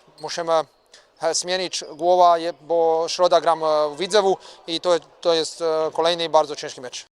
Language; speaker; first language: Polish; non-native, learner; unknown